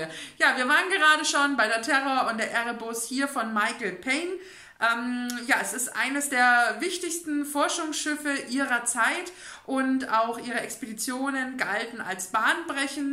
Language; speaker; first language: German; native; German